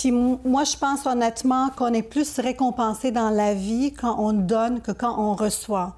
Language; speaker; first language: French; native; French